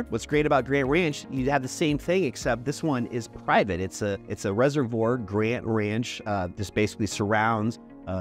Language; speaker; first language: English; native; English